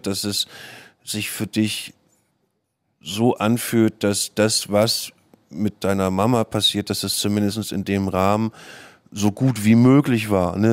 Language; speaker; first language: German; native; German